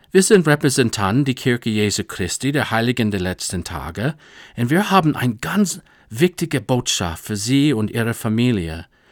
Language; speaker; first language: German; non-native, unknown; English